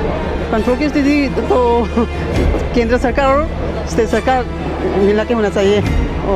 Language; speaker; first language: Hindi; non-native, learner; Manipuri